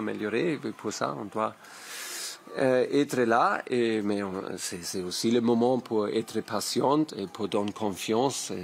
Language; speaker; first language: French; non-native, learner; German